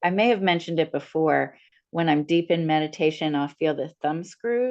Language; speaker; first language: English; native; English